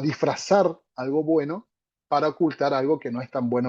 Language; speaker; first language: Spanish; native; Spanish